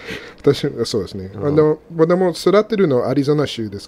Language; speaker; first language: Japanese; non-native, fluent; English